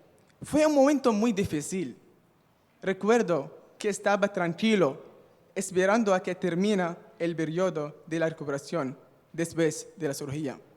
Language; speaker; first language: Spanish; non-native, fluent; Arabic